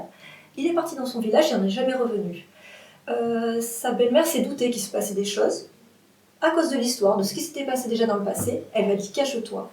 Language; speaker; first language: French; native; French